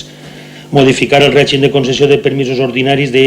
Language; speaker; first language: Catalan; native; Catalan